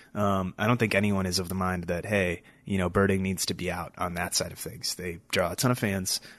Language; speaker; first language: English; native; English